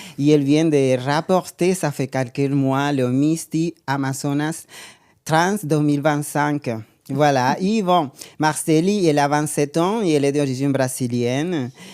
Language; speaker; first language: French; non-native, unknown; Spanish